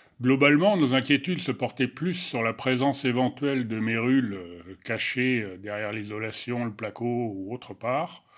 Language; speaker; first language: French; native; French